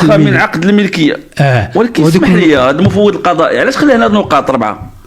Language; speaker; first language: Arabic; native; Arabic